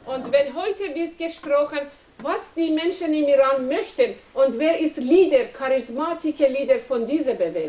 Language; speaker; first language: German; non-native, learner; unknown